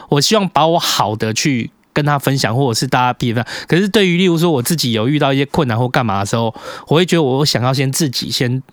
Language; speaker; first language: Chinese; native; Chinese